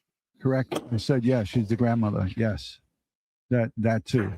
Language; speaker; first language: English; native; English